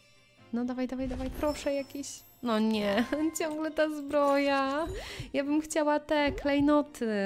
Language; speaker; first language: Polish; native; Polish